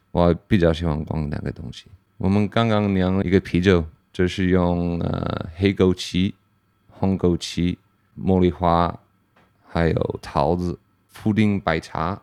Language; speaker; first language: Chinese; non-native, fluent; English